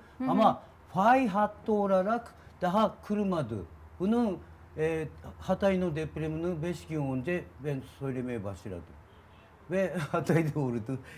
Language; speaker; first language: Turkish; non-native, learner; Japanese